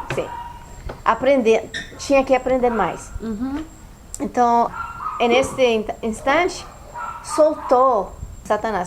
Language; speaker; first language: Portuguese; non-native, fluent; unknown